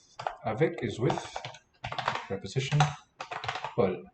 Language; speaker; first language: French; non-native, fluent; English